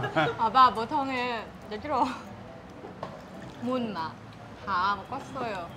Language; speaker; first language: Korean; non-native, learner; Vietnamese